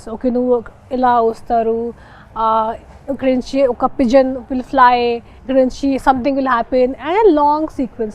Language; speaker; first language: Telugu; non-native, local second language; Hindi